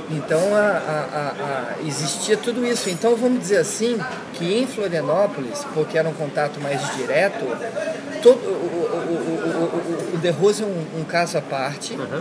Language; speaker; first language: Portuguese; early bilingual, heritage; Portuguese